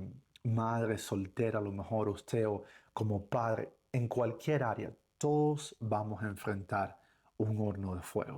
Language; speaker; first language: Spanish; native; Spanish